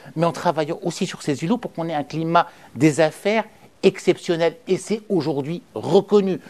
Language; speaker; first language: French; non-native, local second language; Arabic